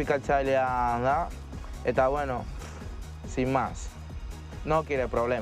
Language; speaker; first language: Basque; non-native, local second language; Spanish